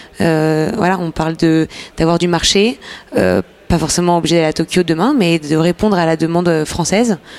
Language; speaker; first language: French; native; French